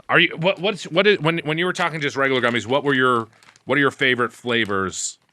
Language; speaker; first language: English; native; English